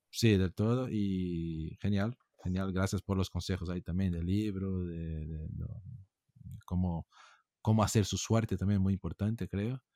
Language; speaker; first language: Spanish; non-native, fluent; Portuguese